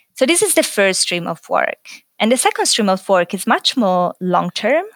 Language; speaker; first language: English; non-native, fluent; Italian